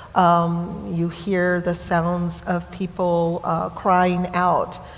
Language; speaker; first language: English; native; English